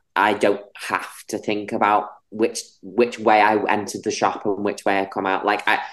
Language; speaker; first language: English; native; English